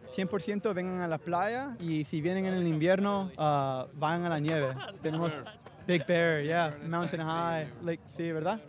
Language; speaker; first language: Spanish; early bilingual, heritage; Spanish